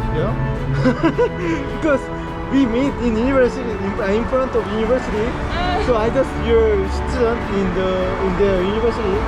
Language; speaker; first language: English; non-native, learner; Korean